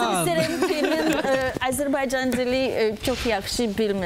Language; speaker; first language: Azerbaijani; non-native, learner; Russian